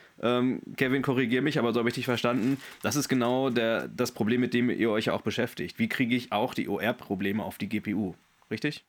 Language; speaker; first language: German; native; German